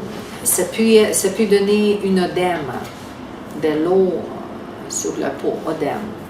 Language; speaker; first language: French; non-native, fluent; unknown